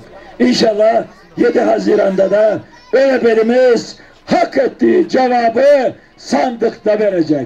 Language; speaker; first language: Turkish; native; Turkish